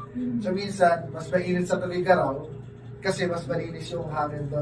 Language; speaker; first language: Filipino; native; Filipino